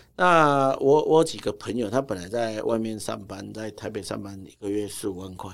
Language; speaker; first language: Chinese; native; Chinese